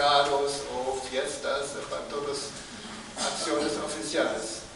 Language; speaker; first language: Spanish; non-native, fluent; German